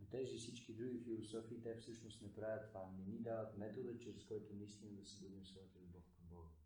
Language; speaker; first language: Bulgarian; native; Bulgarian